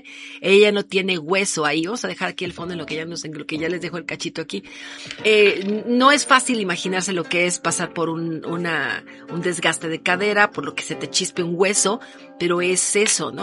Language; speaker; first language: Spanish; native; Spanish